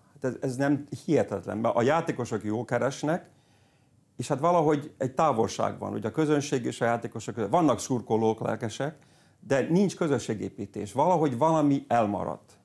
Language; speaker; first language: Hungarian; early bilingual, heritage; Hungarian